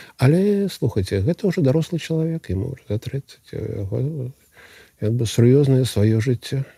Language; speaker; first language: Belarusian; non-native, local second language; Russian